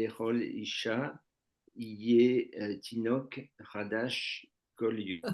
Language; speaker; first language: Hebrew; non-native, learner; French